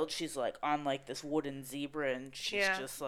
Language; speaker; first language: English; native; English